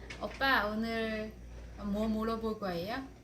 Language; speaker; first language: Korean; non-native, learner; Vietnamese